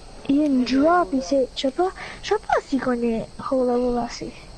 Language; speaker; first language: French; early bilingual, heritage; French